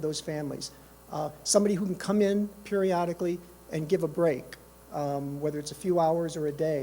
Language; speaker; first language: English; native; English